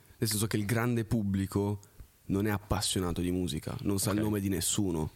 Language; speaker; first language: Italian; early bilingual, other home language; French